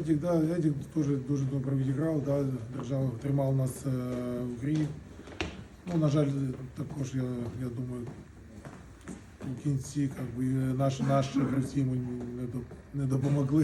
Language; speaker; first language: Ukrainian; non-native, local second language; Russian